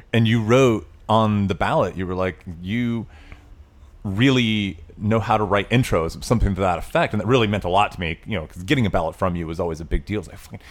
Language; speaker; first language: English; native; English